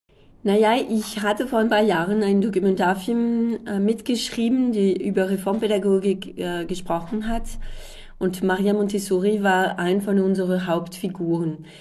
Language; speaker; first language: German; non-native, fluent; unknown